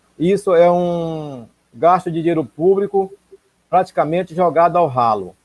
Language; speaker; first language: Portuguese; native; Portuguese